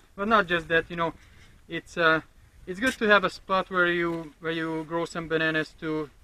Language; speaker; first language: English; non-native, fluent; Hungarian